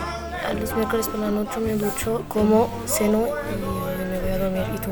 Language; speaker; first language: Spanish; non-native, learner; French